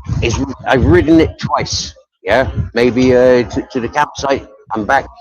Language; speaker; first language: English; native; English